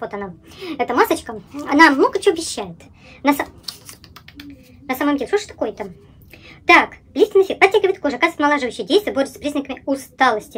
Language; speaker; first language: Russian; native; Russian